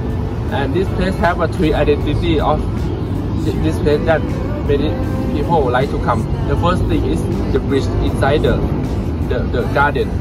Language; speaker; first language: English; non-native, learner; Thai